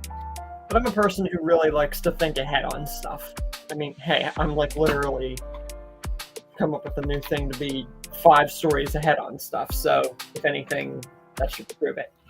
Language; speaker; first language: English; native; English